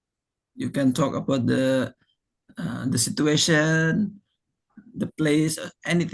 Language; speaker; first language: English; non-native, fluent; Indonesian